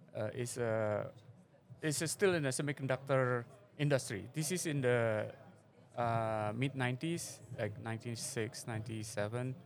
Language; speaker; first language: English; non-native, fluent; Indonesian